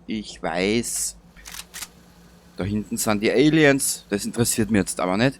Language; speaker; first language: German; native; German